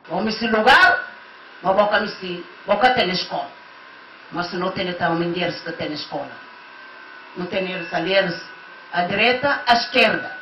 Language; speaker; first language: Portuguese; non-native, learner; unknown